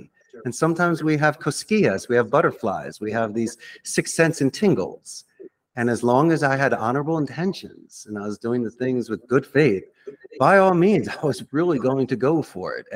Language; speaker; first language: English; native; English